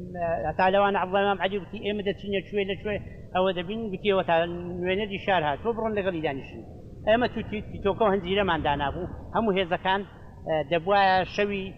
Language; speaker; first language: Central Kurdish; native; Central Kurdish